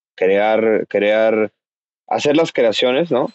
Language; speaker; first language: Spanish; native; Spanish